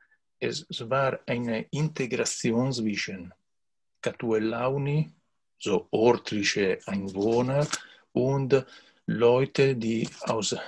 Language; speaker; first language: German; non-native, learner; Italian